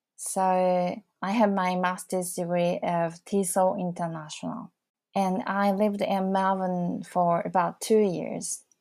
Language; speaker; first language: English; non-native, fluent; Japanese